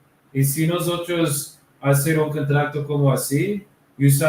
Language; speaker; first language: Spanish; non-native, learner; English